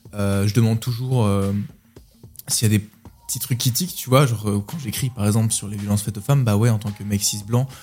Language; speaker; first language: French; native; French